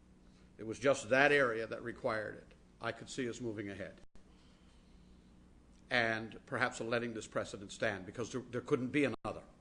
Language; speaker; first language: English; native; English